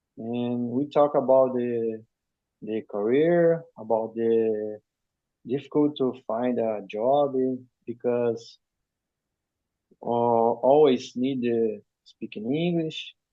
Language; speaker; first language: English; non-native, learner; Portuguese